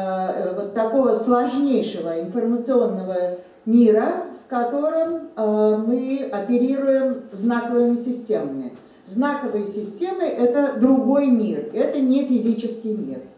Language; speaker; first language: Russian; native; Russian